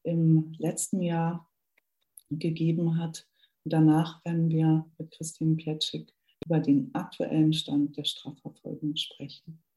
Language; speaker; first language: German; native; German